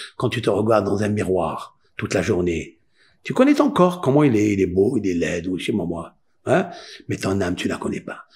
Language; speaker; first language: French; non-native, local second language; Spanish